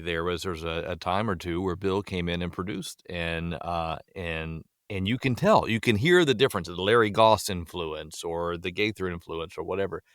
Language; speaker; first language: English; native; English